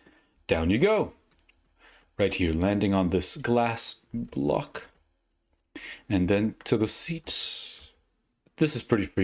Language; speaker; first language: English; native; English